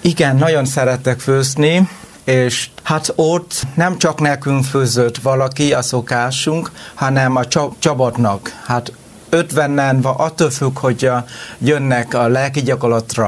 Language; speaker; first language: Hungarian; non-native, learner; Vietnamese